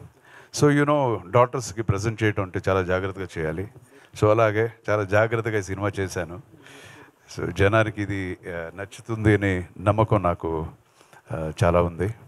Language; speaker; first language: Telugu; non-native, local second language; Kannada